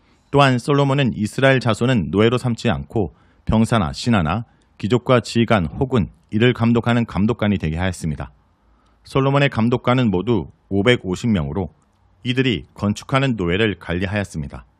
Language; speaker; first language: Korean; native; Korean